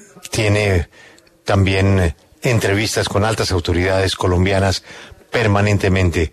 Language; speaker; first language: Spanish; native; Spanish